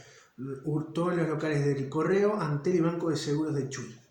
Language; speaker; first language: Spanish; native; Spanish